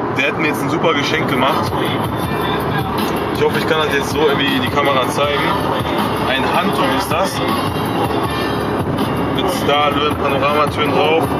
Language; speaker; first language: German; native; German